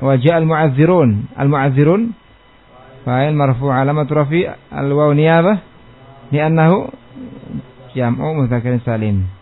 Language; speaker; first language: Arabic; non-native, fluent; Indonesian